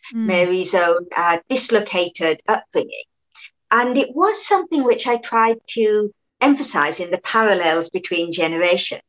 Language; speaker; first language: English; native; English